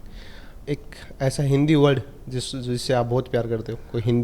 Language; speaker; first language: Hindi; native; Hindi